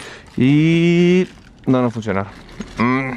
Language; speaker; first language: Spanish; native; Spanish